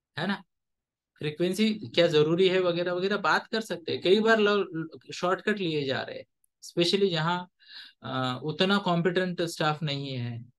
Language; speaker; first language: Hindi; non-native, local second language; Marathi